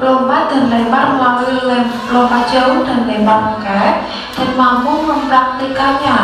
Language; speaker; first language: Indonesian; native; Indonesian